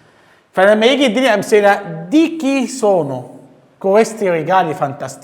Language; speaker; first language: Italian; non-native, fluent; Arabic